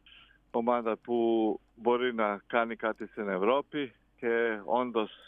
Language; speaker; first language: Greek; non-native, fluent; Croatian